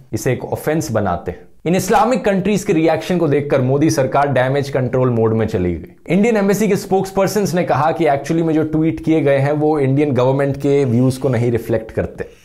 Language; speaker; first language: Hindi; native; Hindi